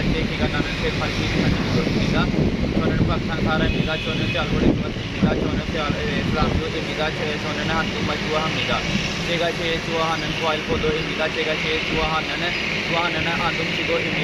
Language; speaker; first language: Korean; non-native, learner; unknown